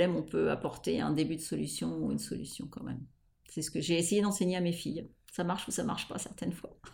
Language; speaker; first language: French; native; French